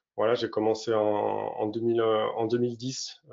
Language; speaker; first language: French; native; French